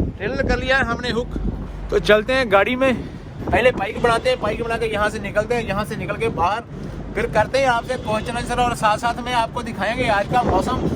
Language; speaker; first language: Hindi; non-native, local second language; Punjabi